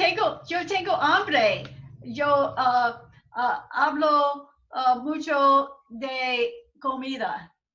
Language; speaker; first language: Spanish; non-native, learner; English